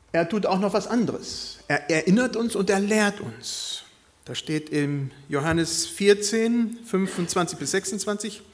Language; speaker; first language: German; native; German